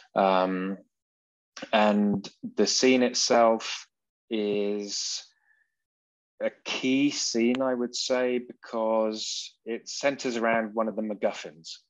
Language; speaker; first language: English; native; English